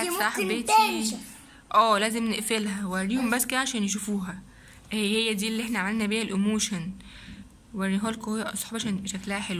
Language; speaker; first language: Arabic; native; Arabic